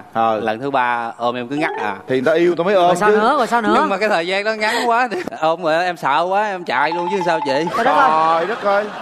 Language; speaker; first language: Vietnamese; native; Vietnamese